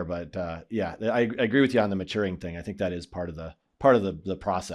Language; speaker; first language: English; native; English